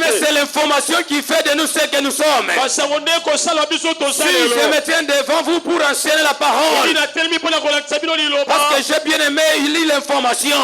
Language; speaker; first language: French; non-native, local second language; Lingala